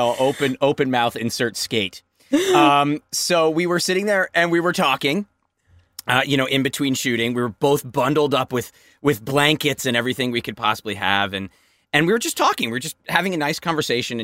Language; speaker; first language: English; native; English